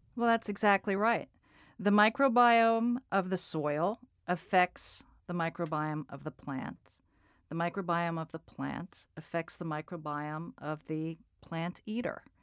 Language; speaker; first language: English; native; English